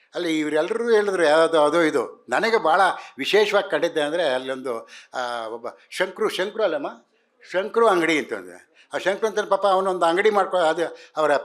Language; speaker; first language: Kannada; native; Kannada